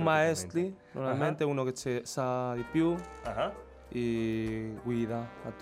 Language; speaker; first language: Italian; non-native, learner; Chinese